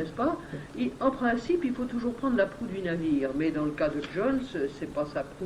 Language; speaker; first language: French; native; French